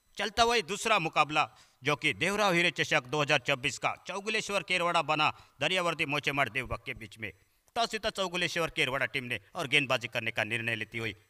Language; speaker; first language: Hindi; non-native, local second language; Marathi